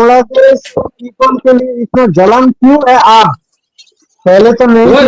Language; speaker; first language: Hindi; non-native, fluent; Bangla